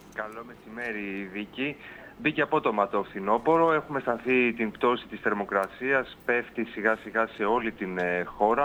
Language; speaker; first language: Greek; native; Greek